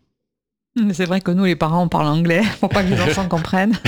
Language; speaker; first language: French; native; French